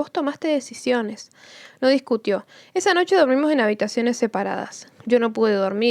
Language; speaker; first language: Spanish; native; Spanish